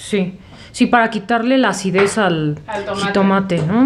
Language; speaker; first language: Spanish; native; Spanish